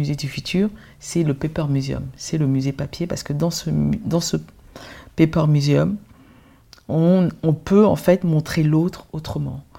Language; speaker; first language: French; early bilingual, other home language; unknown